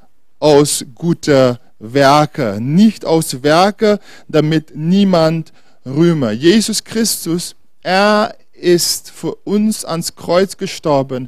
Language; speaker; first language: German; non-native, fluent; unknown